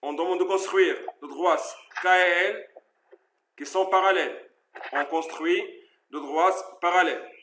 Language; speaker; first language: French; non-native, local second language; Arabic